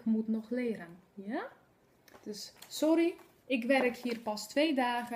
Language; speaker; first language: Dutch; non-native, fluent; Polish